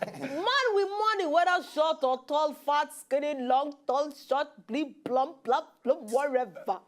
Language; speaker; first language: Nigerian Pidgin; native; Nigerian Pidgin